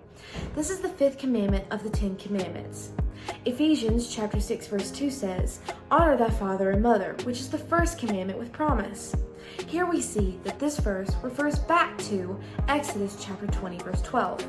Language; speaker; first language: English; native; English